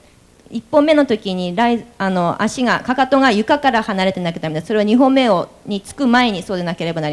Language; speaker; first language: Japanese; native; Japanese